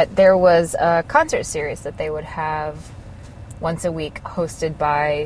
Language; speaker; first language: English; native; English